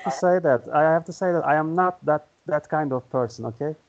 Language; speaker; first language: English; non-native, learner; Turkish